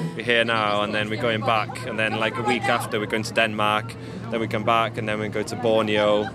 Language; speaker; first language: English; non-native, local second language; Welsh